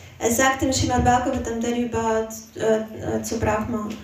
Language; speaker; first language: German; non-native, fluent; Russian